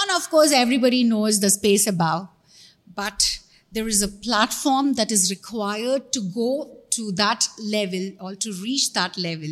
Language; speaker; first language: English; non-native, local second language; Tamil